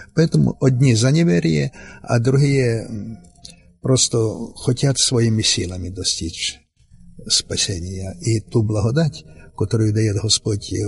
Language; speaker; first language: Russian; non-native, local second language; Rusyn